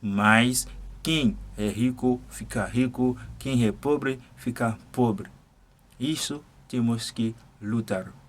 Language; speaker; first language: Portuguese; non-native, fluent; Haitian Creole